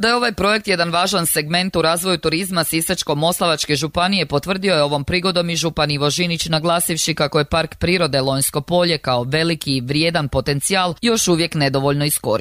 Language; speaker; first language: Serbian; native; Serbian